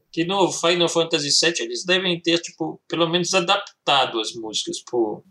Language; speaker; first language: Portuguese; early bilingual, heritage; Portuguese